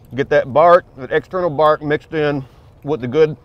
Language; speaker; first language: English; native; English